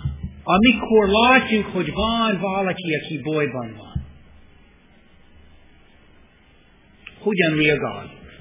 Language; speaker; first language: Hungarian; non-native, fluent; English